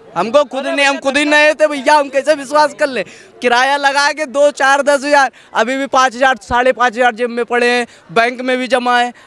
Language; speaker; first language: Hindi; native; Hindi